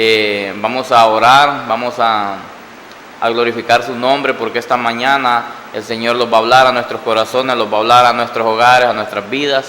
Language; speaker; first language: Spanish; native; Spanish